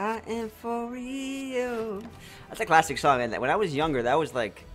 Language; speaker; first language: English; native; English